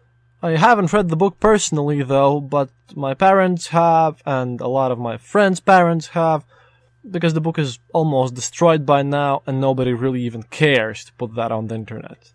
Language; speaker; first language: English; non-native, fluent; Latvian